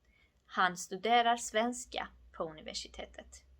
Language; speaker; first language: Swedish; non-native, fluent; Georgian